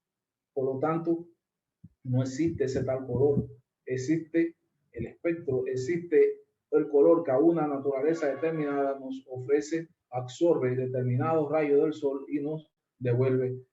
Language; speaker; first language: Spanish; native; Spanish